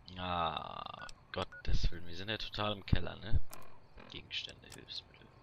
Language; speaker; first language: German; native; German